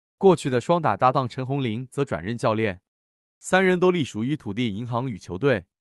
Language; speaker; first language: Chinese; native; Chinese